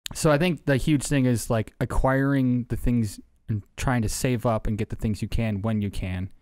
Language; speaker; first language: English; native; English